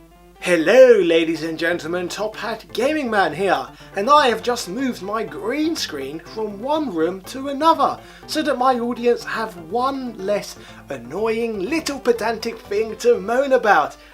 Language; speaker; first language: English; native; English